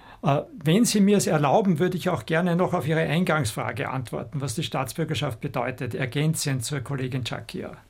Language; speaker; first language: German; native; German